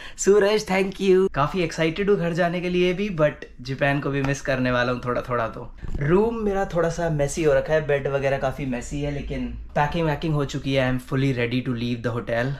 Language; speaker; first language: Hindi; native; Hindi